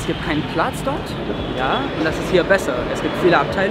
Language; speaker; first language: German; non-native, fluent; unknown